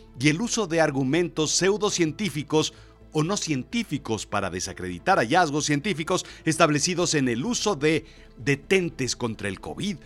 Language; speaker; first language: Spanish; native; Spanish